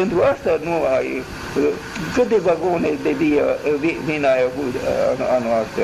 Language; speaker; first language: Romanian; non-native, local second language; German